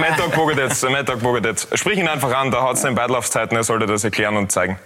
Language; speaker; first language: German; native; German